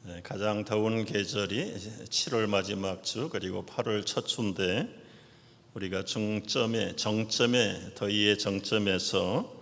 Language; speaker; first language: Korean; native; Korean